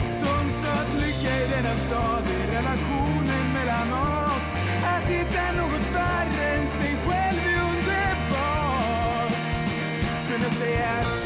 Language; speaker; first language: Swedish; native; Swedish